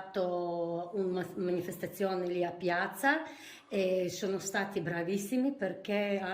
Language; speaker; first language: Italian; non-native, fluent; Ukrainian